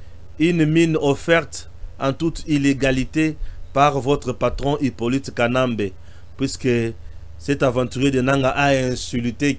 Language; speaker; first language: French; non-native, local second language; Lingala